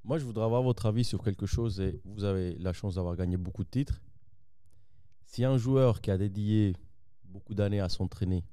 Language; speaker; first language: French; native; French